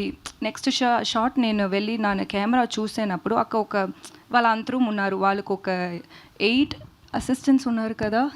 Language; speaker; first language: Telugu; non-native, learner; Tamil